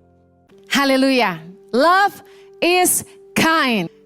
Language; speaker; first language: English; non-native, fluent; Indonesian